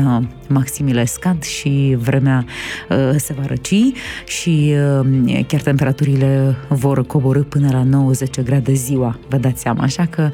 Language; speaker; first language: Romanian; native; Romanian